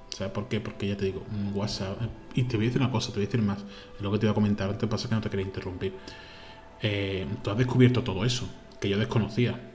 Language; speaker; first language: Spanish; native; Spanish